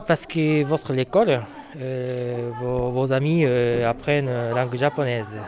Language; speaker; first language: French; non-native, learner; Japanese